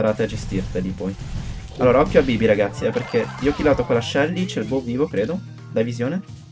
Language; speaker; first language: Italian; native; Italian